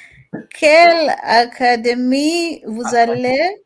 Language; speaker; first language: French; non-native, learner; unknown